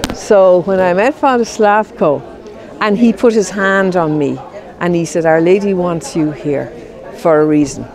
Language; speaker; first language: English; native; English